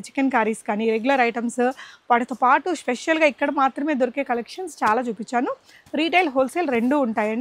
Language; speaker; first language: Telugu; native; Telugu